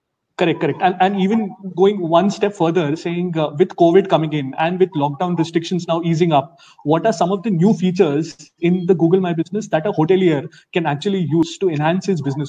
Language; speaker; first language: English; non-native, local second language; Hindi